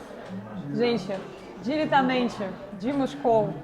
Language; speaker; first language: Portuguese; non-native, fluent; Russian